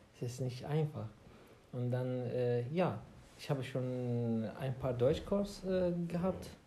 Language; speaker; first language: German; non-native, learner; Arabic